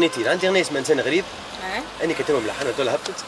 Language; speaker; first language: Arabic; native; Arabic